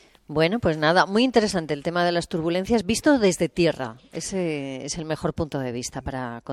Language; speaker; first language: Spanish; native; Spanish